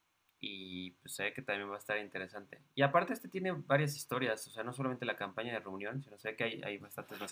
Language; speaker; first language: Spanish; native; Spanish